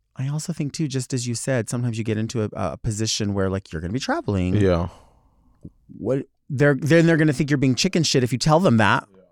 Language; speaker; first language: English; native; English